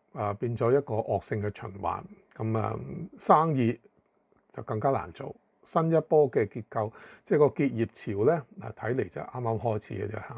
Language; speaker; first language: Chinese; non-native, local second language; Cantonese